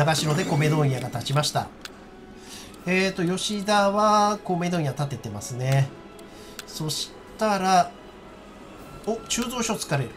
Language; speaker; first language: Japanese; native; Japanese